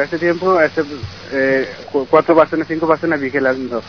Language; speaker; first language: Spanish; non-native, learner; Bangla